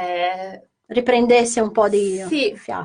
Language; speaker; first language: Italian; non-native, fluent; Portuguese